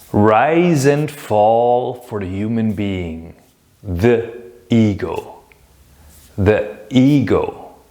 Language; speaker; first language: English; non-native, fluent; German